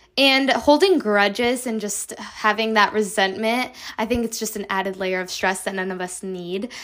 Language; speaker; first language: English; native; English